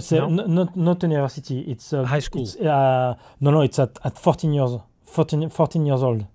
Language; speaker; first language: English; non-native, learner; French